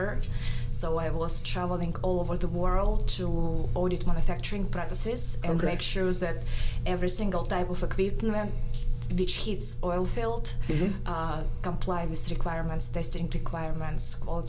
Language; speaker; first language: English; non-native, fluent; Kazakh